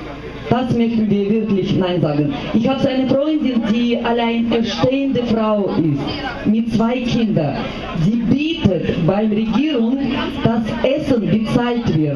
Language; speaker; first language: German; non-native, fluent; Russian